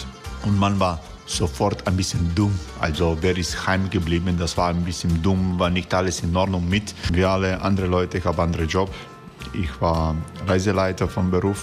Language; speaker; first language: German; non-native, learner; Croatian